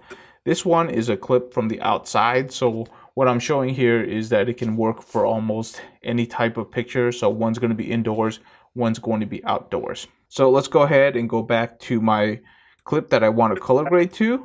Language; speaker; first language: English; native; English